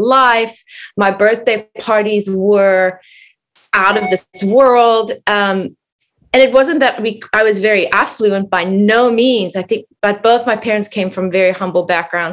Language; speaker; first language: English; native; English